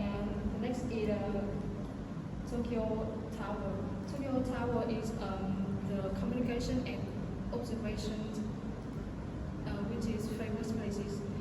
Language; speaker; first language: English; non-native, learner; Vietnamese